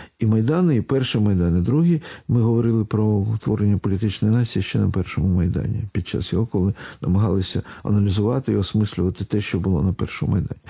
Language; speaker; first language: Ukrainian; non-native, local second language; Russian